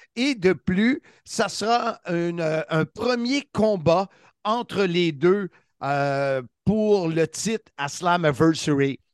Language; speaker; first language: French; native; French